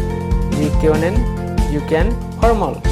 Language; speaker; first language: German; non-native, learner; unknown